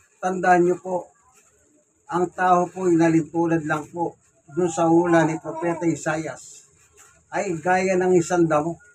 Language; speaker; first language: Filipino; non-native, local second language; Pampanga